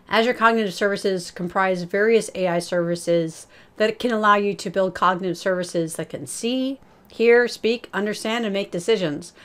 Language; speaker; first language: English; native; English